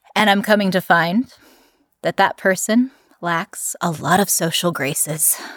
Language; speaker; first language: English; native; English